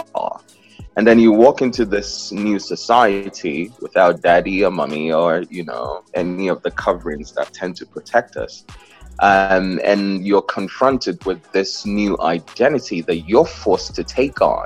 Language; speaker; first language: English; non-native, local second language; Igbo